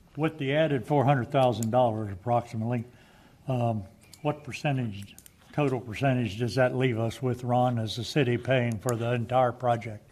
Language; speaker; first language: English; native; English